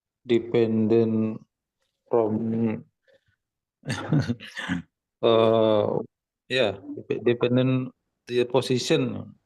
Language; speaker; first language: English; non-native, learner; Indonesian